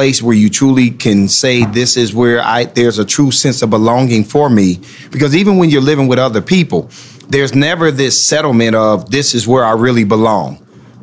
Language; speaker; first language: English; native; English